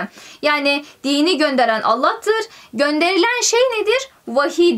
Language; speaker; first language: Turkish; native; Turkish